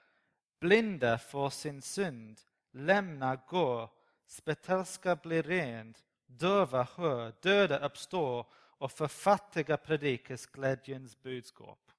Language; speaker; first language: Swedish; non-native, learner; English